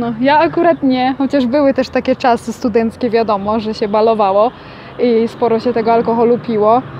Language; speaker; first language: Polish; native; Polish